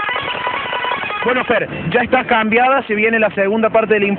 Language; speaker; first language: Spanish; native; Spanish